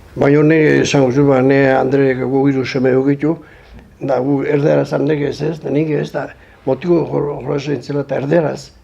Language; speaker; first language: Basque; native; Basque